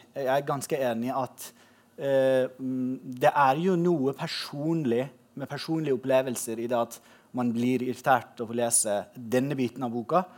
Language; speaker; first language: Norwegian; non-native, fluent; Persian